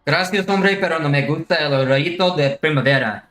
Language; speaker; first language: Spanish; non-native, learner; English